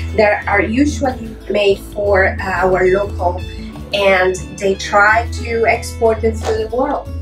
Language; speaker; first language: English; non-native, fluent; Spanish